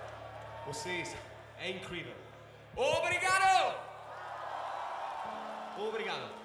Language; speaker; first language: Portuguese; non-native, learner; Italian